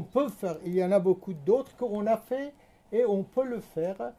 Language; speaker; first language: French; non-native, fluent; Persian